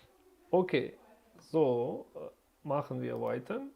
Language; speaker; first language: German; non-native, learner; Russian